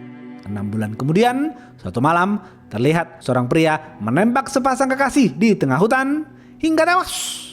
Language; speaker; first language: Indonesian; native; Indonesian